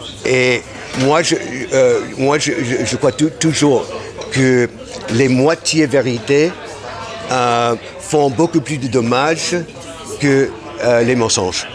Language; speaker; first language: French; non-native, fluent; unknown